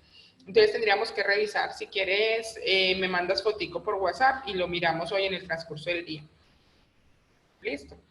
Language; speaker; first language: Spanish; native; Spanish